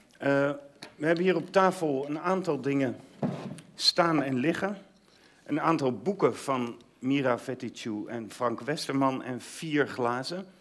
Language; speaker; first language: Dutch; native; Dutch